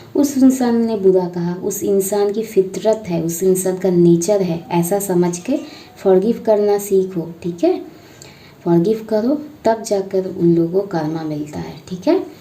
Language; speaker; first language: Hindi; non-native, local second language; Bangla